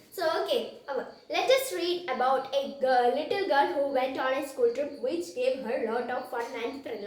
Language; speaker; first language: English; non-native, local second language; Malayalam